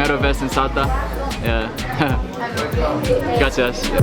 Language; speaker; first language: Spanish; non-native, learner; English